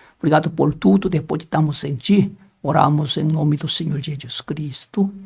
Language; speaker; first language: Portuguese; non-native, learner; Korean